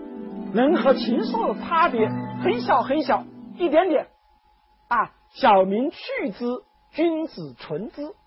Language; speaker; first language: Chinese; native; Chinese